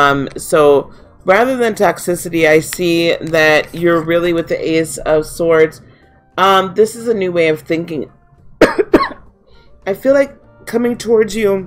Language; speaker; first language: English; native; English